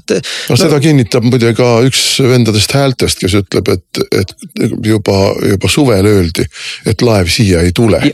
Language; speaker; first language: Estonian; native; Estonian